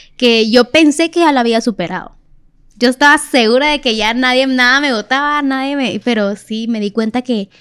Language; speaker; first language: Spanish; native; Spanish